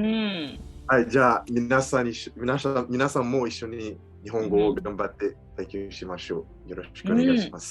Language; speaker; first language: Japanese; non-native, learner; French